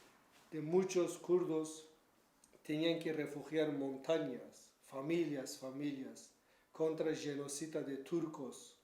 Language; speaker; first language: Spanish; non-native, learner; Kurdish